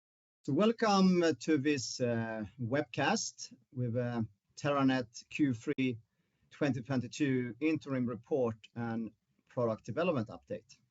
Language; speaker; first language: English; non-native, fluent; Swedish